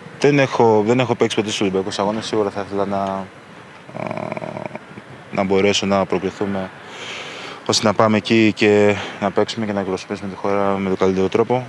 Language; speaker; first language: Greek; early bilingual, other home language; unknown